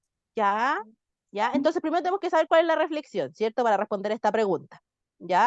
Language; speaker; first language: Spanish; native; Spanish